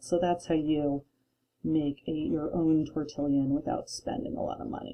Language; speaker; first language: English; native; English